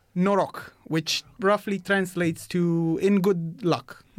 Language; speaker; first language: English; non-native, fluent; Romanian